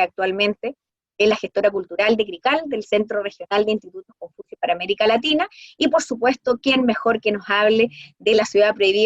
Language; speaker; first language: Spanish; native; Spanish